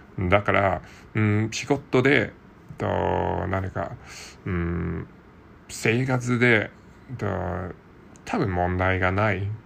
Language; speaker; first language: Japanese; non-native, learner; Cantonese